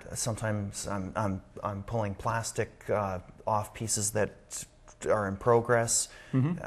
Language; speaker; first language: English; native; English